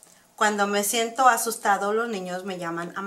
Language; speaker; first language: Spanish; early bilingual, heritage; Spanish